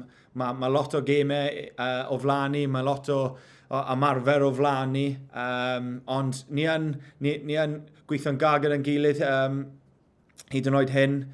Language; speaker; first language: Welsh; non-native, local second language; English